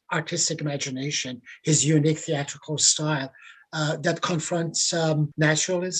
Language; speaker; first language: English; non-native, fluent; Persian